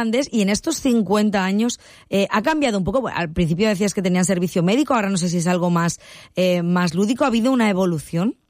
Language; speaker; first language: Spanish; native; Spanish